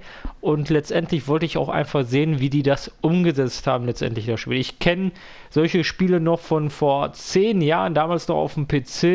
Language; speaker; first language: German; native; German